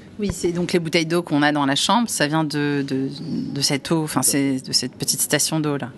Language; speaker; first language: French; native; French